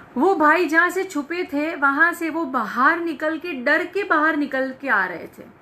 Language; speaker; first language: Hindi; non-native, local second language; Gujarati